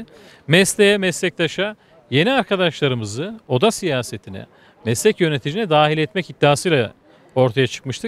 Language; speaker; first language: Turkish; native; Turkish